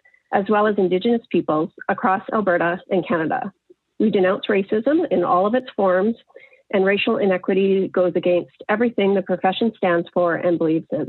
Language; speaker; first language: English; native; English